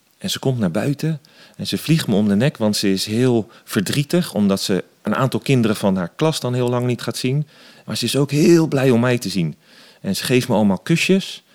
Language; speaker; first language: Dutch; native; Dutch